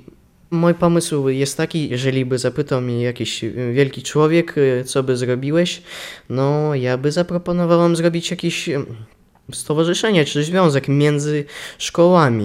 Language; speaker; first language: Polish; non-native, local second language; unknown